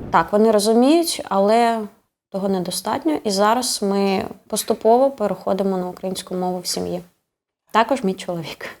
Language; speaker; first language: Ukrainian; non-native, local second language; Russian